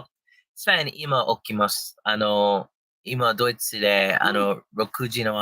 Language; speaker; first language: Japanese; non-native, learner; English